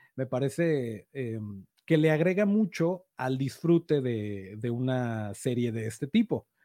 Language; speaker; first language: Spanish; native; Spanish